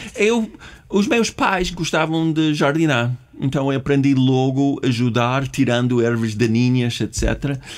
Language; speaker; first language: Portuguese; non-native, fluent; English